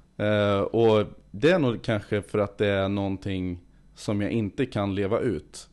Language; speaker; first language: Swedish; native; Swedish